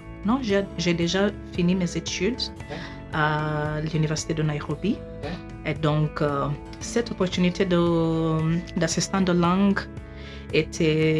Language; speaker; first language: French; non-native, fluent; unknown